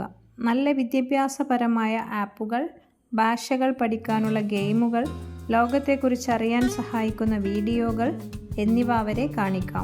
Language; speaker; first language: Malayalam; native; Malayalam